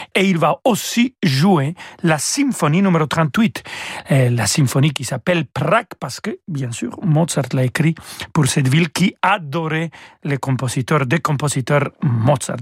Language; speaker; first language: French; non-native, fluent; Spanish